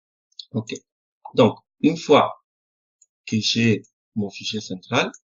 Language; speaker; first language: French; non-native, fluent; Spanish